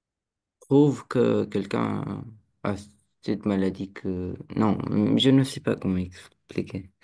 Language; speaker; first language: French; non-native, learner; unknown